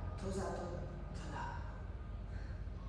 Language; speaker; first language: Vietnamese; non-native, learner; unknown